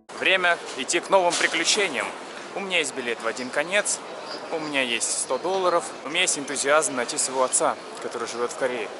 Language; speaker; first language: Russian; native; Russian